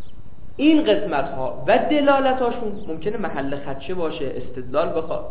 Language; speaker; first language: Persian; native; Persian